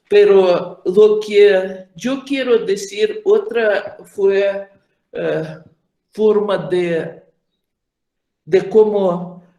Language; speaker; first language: Spanish; non-native, fluent; Ukrainian